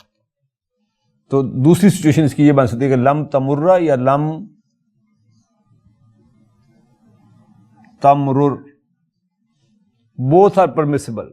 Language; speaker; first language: Urdu; native; Urdu